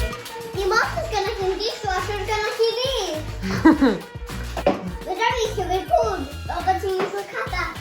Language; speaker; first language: Welsh; native; Welsh